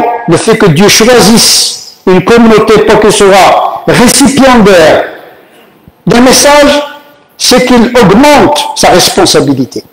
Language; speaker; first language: French; native; French